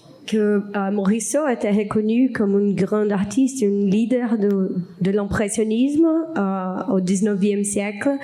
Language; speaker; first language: French; non-native, fluent; Portuguese